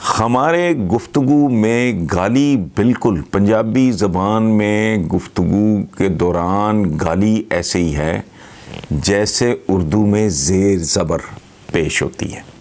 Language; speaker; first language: Urdu; non-native, local second language; Punjabi